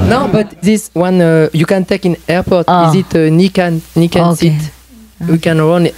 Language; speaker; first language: English; non-native, learner; French